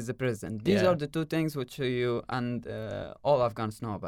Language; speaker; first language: English; non-native, learner; Persian